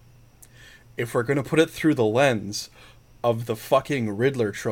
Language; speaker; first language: English; native; English